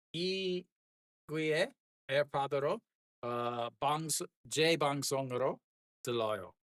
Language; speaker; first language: Korean; non-native, learner; English